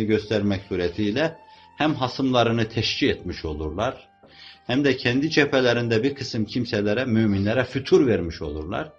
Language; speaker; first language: Turkish; native; Turkish